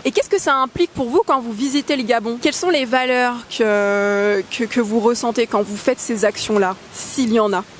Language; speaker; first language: French; early bilingual, other home language; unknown